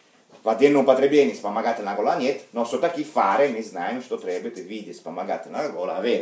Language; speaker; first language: Russian; non-native, fluent; Italian